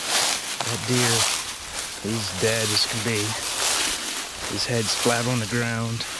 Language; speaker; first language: English; native; English